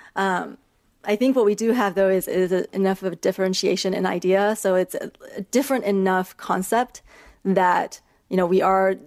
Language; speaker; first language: English; early bilingual, other home language; Chinese